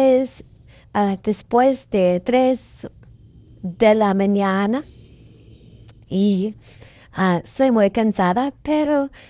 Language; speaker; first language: Spanish; non-native, learner; English